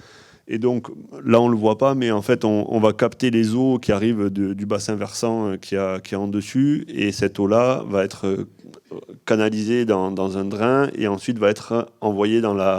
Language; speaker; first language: French; native; French